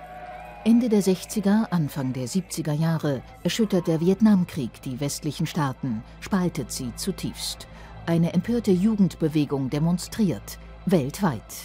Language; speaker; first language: German; native; German